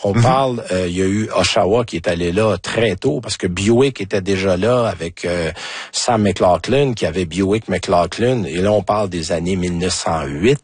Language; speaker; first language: French; native; French